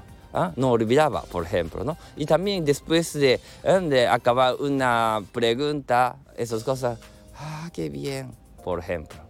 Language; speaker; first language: Spanish; non-native, learner; Japanese